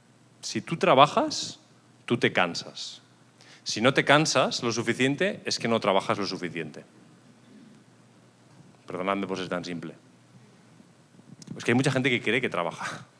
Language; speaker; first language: Spanish; native; Spanish